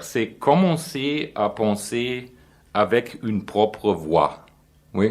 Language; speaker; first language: French; non-native, fluent; German